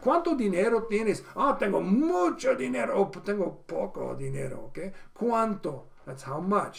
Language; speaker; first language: Spanish; non-native, fluent; English